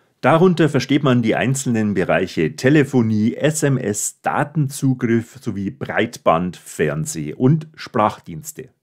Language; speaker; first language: German; native; German